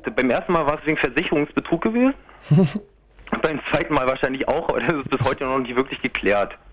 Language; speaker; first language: German; native; German